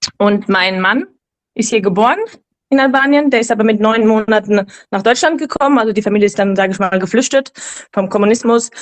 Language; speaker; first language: German; native; German